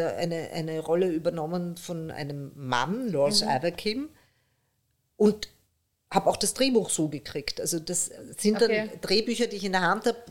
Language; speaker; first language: German; early bilingual, other home language; Persian